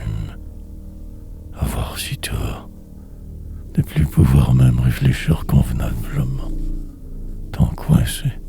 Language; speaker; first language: French; native; French